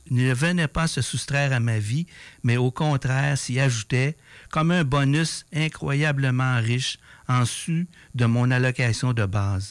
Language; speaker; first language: French; native; French